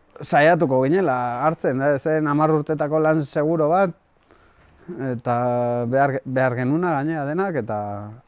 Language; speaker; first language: Basque; native; Basque